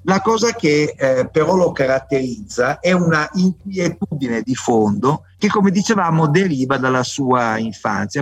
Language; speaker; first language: Italian; native; Italian